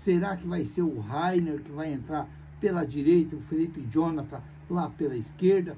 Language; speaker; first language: Portuguese; native; Portuguese